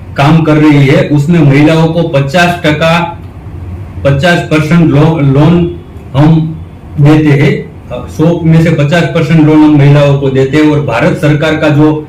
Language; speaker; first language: Hindi; non-native, local second language; Gujarati